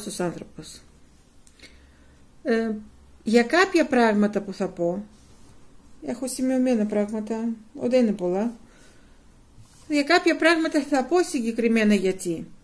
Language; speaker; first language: Greek; non-native, fluent; Russian